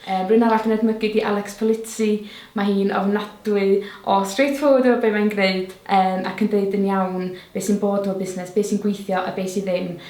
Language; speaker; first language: Welsh; native; Welsh